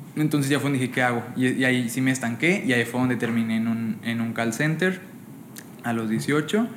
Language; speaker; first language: Spanish; native; Spanish